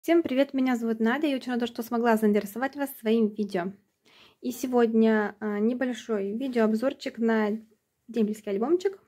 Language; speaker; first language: Russian; native; Russian